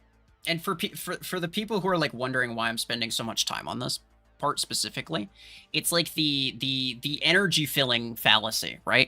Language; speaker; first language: English; native; English